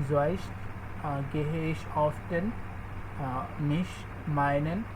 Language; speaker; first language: German; non-native, learner; Bangla